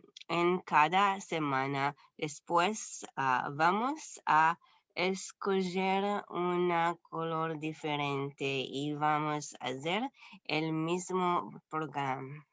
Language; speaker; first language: Spanish; non-native, learner; English